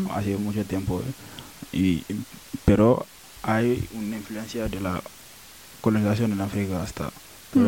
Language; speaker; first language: Spanish; non-native, learner; Wolof